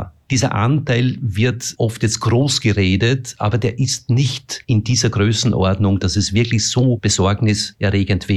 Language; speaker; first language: German; native; German